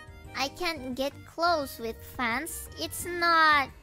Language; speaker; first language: English; non-native, fluent; Indonesian